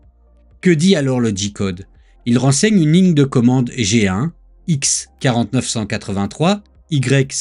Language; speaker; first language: French; native; French